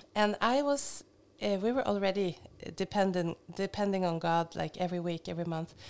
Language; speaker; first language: English; non-native, fluent; Norwegian